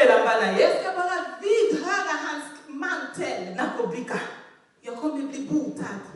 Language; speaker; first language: Swedish; non-native, fluent; Lingala